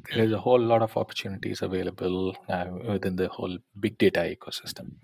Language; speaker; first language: English; non-native, local second language; Tamil